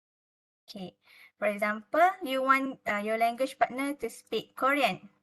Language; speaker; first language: English; non-native, local second language; Malay